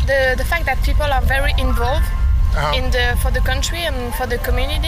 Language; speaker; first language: English; non-native, learner; French